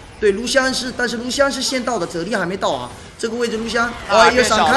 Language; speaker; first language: Chinese; native; Chinese